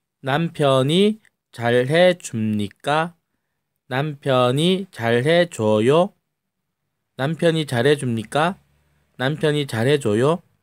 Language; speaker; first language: Korean; native; Korean